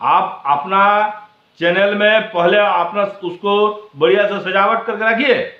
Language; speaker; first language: Hindi; non-native, local second language; Bangla